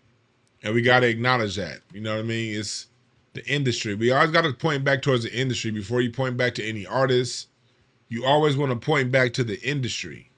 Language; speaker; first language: English; native; English